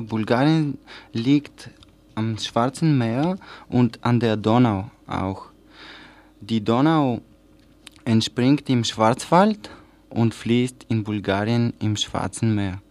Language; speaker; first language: German; non-native, learner; Bulgarian